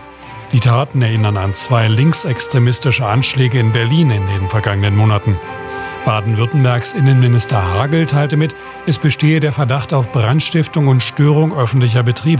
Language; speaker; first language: German; native; German